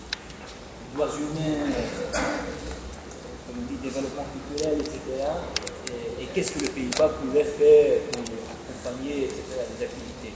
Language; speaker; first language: French; non-native, fluent; Dutch